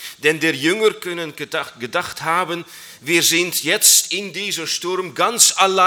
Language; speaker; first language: German; non-native, learner; Dutch